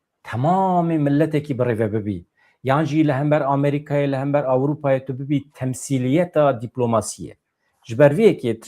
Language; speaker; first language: Kurdish; native; Kurdish